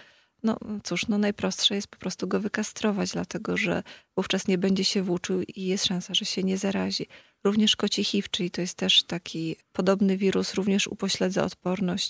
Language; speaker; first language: Polish; native; Polish